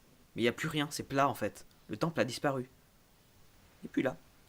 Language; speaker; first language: French; native; French